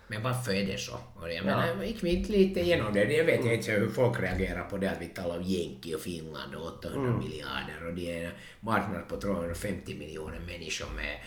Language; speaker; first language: Swedish; non-native, local second language; Finnish